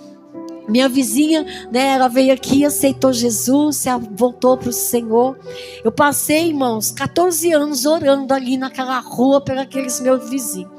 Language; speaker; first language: Portuguese; native; Portuguese